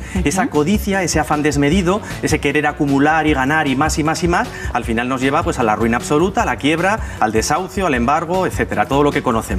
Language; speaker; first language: Spanish; native; Spanish